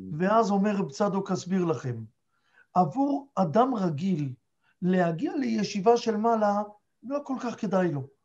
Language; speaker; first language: Hebrew; native; Hebrew